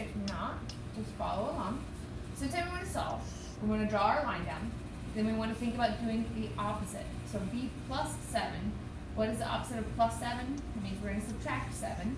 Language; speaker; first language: English; native; English